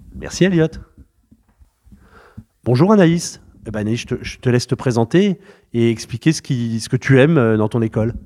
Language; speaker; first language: French; native; French